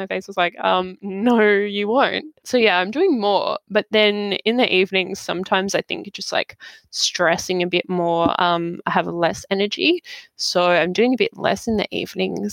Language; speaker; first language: English; native; English